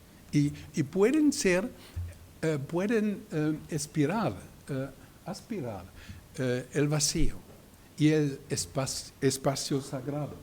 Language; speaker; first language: Spanish; non-native, learner; German